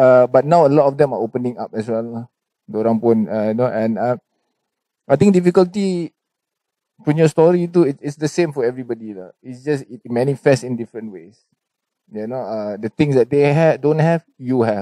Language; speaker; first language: English; non-native, local second language; Malay